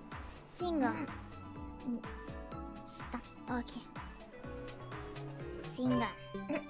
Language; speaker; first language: Japanese; non-native, learner; Indonesian